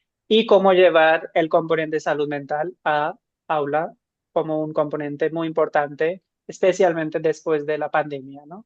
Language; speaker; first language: Spanish; non-native, fluent; Hindi